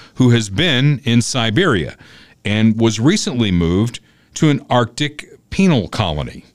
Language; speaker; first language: English; native; English